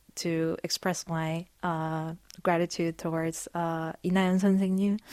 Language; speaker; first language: English; non-native, fluent; Polish